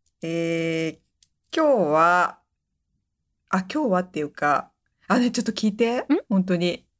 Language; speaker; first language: Japanese; native; Japanese